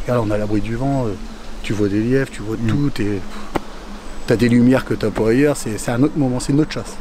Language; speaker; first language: French; native; French